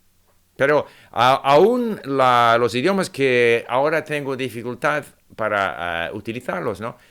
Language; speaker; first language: Spanish; non-native, fluent; English